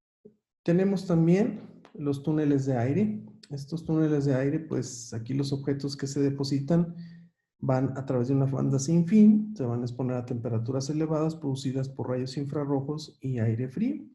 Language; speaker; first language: Spanish; native; Spanish